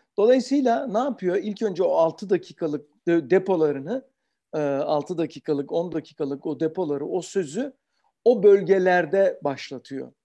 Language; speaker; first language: Turkish; native; Turkish